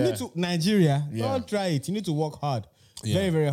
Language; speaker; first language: English; non-native, local second language; Igbo